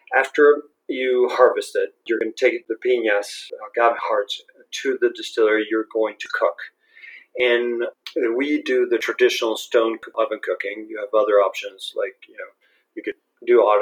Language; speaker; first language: English; non-native, fluent; Spanish